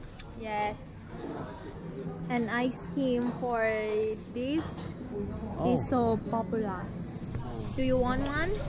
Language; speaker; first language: English; non-native, learner; Thai